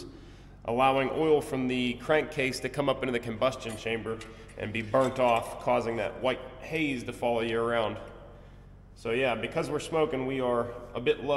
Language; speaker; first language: English; native; English